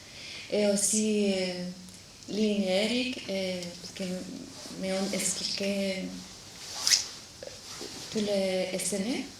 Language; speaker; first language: French; non-native, learner; Spanish